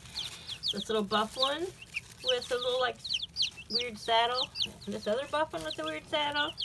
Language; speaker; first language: English; native; English